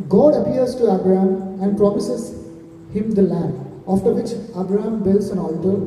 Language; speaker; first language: English; non-native, local second language; Telugu